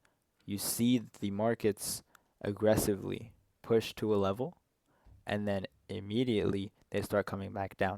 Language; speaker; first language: English; native; English